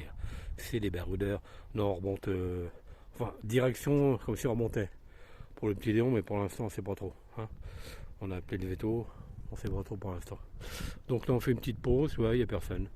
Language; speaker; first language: French; native; French